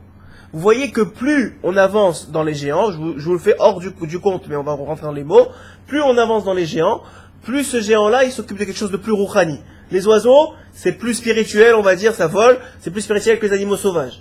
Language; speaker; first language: French; native; French